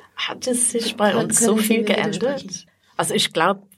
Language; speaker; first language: German; non-native, fluent; English